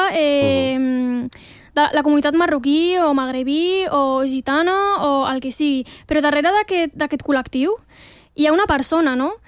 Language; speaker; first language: Catalan; early bilingual, other home language; Arabic